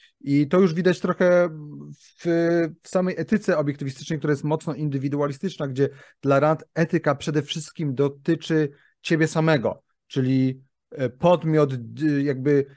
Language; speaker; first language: Polish; native; Polish